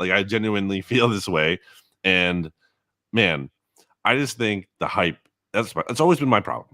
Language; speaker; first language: English; native; English